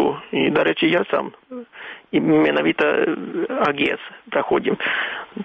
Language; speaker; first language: Belarusian; non-native, fluent; Swedish